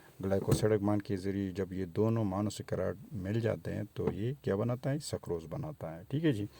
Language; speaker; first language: Urdu; non-native, local second language; Pashto